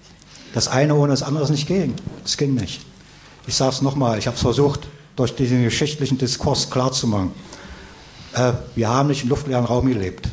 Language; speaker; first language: German; native; German